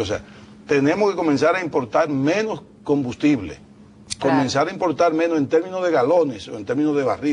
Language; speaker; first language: Spanish; native; Spanish